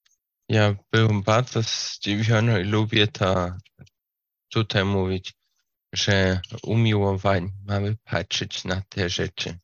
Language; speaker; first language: Polish; non-native, fluent; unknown